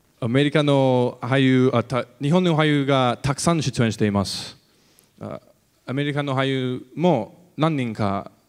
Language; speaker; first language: Japanese; non-native, learner; English